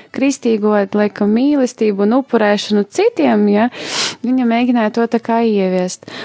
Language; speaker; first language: Latvian; native; Latvian